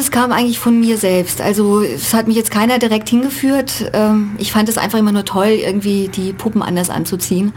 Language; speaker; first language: German; non-native, learner; Chinese